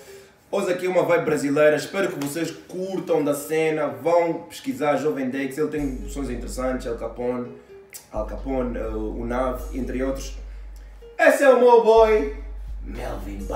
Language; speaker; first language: Portuguese; native; Portuguese